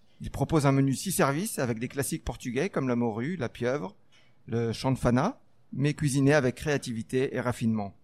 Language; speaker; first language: French; native; French